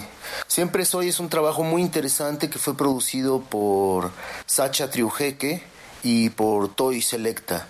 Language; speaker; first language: Spanish; native; Spanish